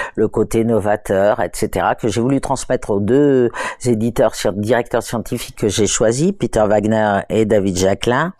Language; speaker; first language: French; native; French